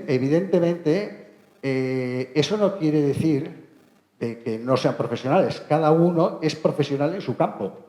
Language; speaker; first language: Spanish; non-native, local second language; Catalan